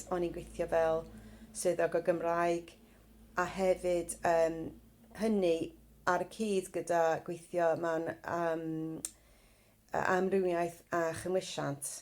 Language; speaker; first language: Welsh; non-native, fluent; English